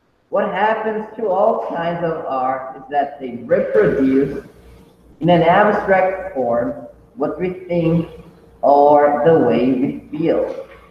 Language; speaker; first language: English; non-native, fluent; Portuguese